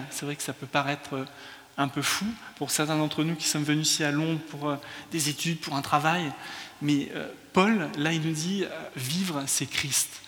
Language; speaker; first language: French; early bilingual, other home language; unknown